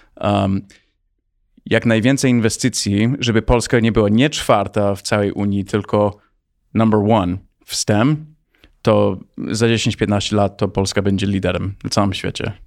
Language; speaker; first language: Polish; early bilingual, heritage; Polish